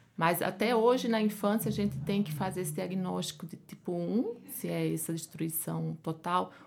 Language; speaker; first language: Portuguese; native; Portuguese